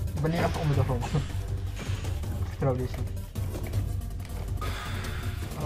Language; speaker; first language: Dutch; native; Dutch